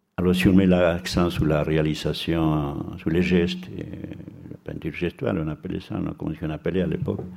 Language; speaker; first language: French; non-native, fluent; Spanish